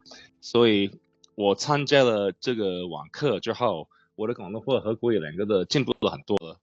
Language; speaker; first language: Chinese; non-native, learner; English